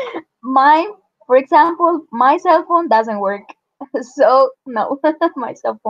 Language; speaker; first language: English; non-native, fluent; Spanish